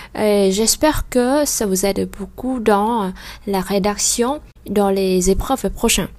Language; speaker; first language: French; non-native, fluent; Vietnamese